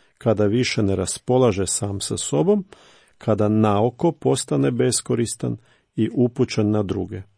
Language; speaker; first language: Croatian; native; Croatian